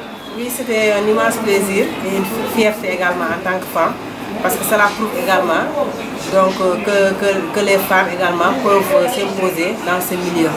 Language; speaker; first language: French; non-native, local second language; Fula